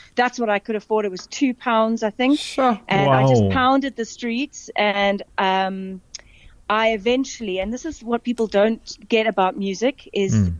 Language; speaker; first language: English; native; English